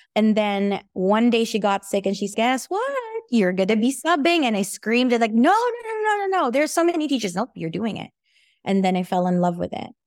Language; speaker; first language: English; non-native, local second language; Filipino